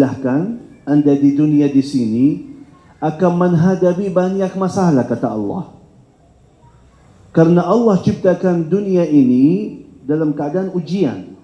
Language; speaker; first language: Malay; non-native, fluent; Arabic